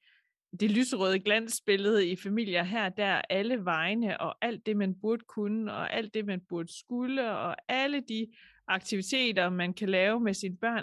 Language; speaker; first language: Danish; native; Danish